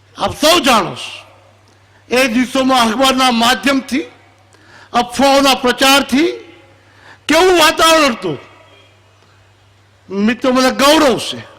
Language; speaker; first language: Gujarati; native; Gujarati